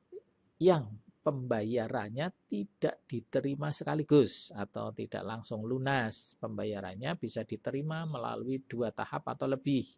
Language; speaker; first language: Indonesian; native; Indonesian